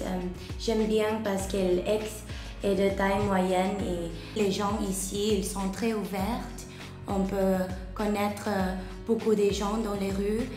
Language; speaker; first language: French; non-native, learner; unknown